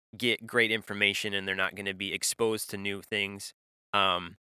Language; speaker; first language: English; native; English